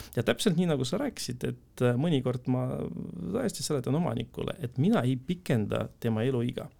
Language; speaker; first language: Estonian; non-native, local second language; Russian